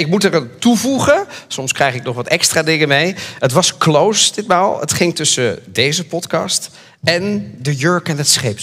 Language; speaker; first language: Dutch; native; Dutch